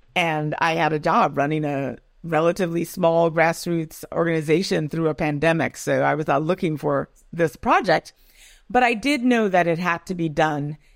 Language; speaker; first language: English; non-native, local second language; Yoruba